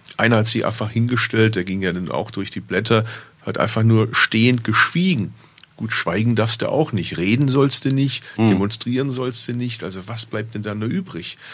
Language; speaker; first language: German; early bilingual, other home language; Turkish